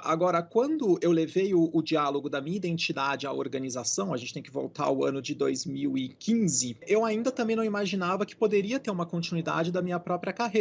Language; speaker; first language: Portuguese; native; Portuguese